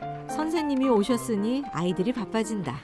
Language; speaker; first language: Korean; native; Korean